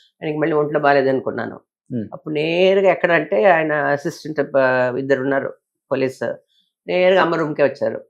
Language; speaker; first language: Telugu; native; Telugu